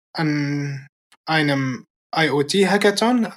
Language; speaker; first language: German; early bilingual, other home language; Arabic